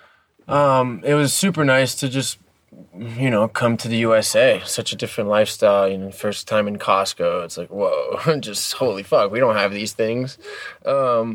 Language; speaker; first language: English; early bilingual, other home language; French